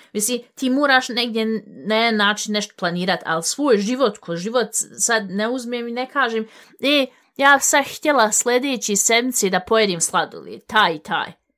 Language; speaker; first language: Bosnian; early bilingual, heritage; Bosnian